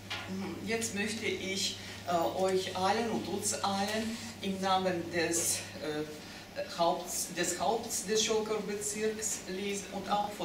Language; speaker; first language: German; non-native, fluent; Russian